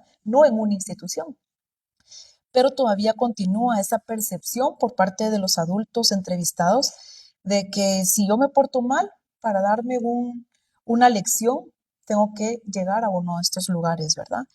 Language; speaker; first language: Spanish; native; Spanish